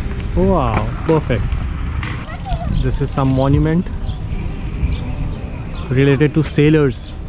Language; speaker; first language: English; non-native, local second language; Hindi